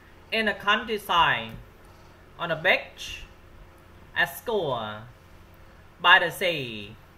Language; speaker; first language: English; non-native, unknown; Vietnamese